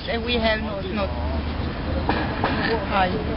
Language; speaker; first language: English; non-native, learner; Swedish